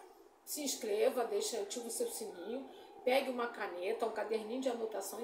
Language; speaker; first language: Portuguese; native; Portuguese